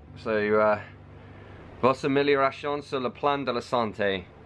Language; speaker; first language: French; non-native, learner; English